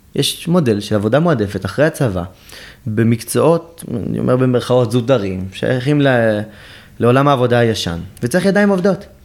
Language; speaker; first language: Hebrew; native; Hebrew